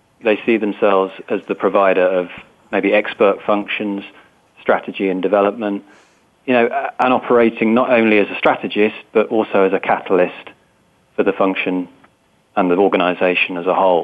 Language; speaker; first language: English; native; English